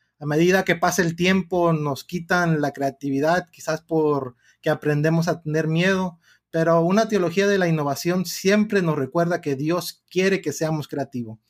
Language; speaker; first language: Spanish; early bilingual, heritage; Spanish